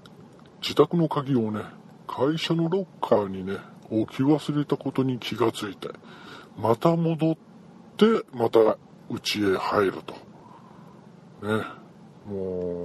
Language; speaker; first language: Japanese; native; Japanese